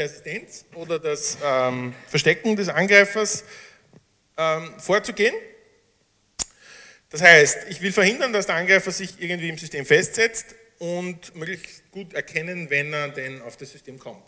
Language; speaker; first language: German; native; German